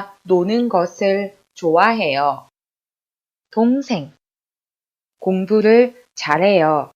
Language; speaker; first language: Korean; native; Korean